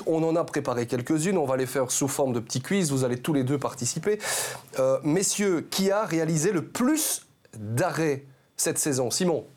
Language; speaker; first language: French; native; French